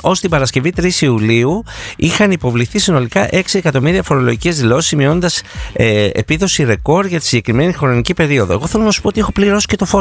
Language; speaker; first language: Greek; native; Greek